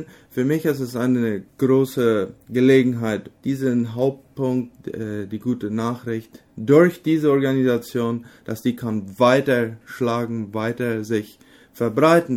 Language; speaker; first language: German; non-native, local second language; Low German